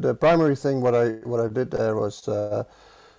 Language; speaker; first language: English; non-native, fluent; Dutch